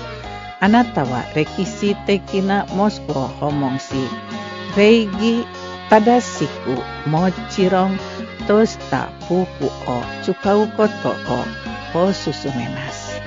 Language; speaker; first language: Japanese; non-native, learner; Indonesian